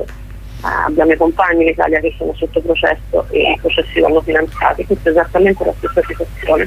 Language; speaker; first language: Italian; native; Italian